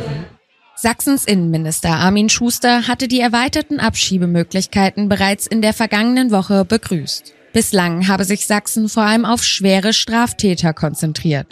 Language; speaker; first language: German; native; German